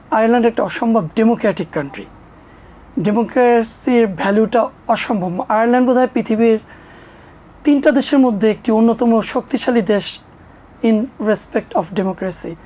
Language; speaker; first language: Bangla; native; Bangla